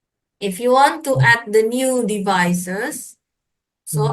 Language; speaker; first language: English; non-native, fluent; Indonesian